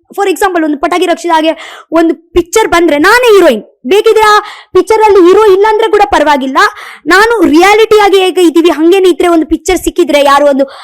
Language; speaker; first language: Kannada; non-native, local second language; Tulu